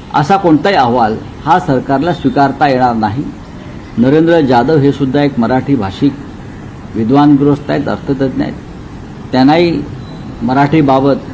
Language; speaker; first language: Marathi; native; Marathi